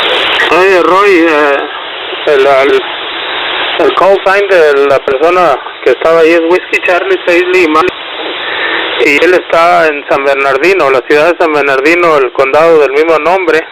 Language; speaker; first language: Spanish; native; Spanish